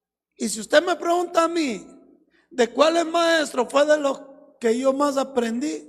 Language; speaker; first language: Spanish; native; Spanish